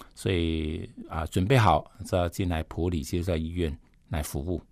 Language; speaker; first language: Chinese; non-native, fluent; Cantonese